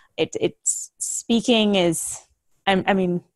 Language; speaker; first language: English; early bilingual, other home language; Hindi